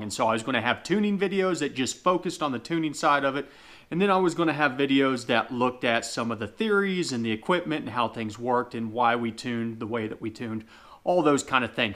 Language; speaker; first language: English; native; English